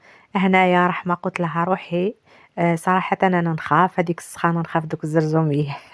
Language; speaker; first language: Arabic; native; Arabic